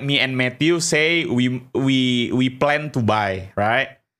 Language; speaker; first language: English; non-native, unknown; Indonesian